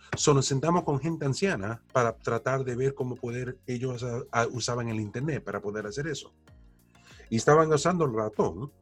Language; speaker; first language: Spanish; early bilingual, heritage; Spanish